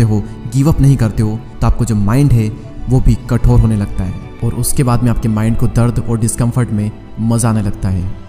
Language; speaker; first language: Hindi; native; Hindi